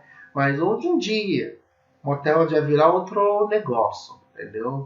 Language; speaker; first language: Portuguese; non-native, learner; English